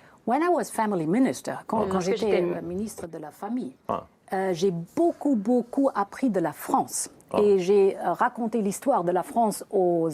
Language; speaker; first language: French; non-native, fluent; German